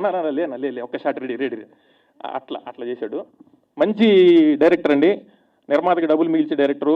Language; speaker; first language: Telugu; native; Telugu